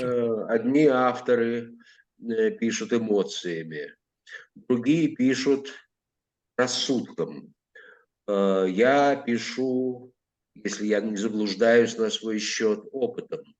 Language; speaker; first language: Russian; native; Russian